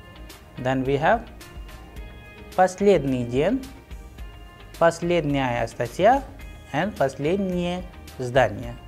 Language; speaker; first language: Russian; non-native, fluent; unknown